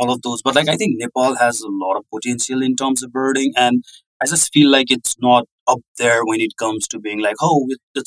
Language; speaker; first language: English; non-native, local second language; Nepali